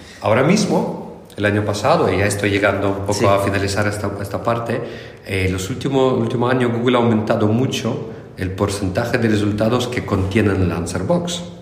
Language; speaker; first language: Spanish; non-native, fluent; Russian